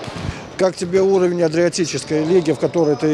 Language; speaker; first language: Russian; native; Russian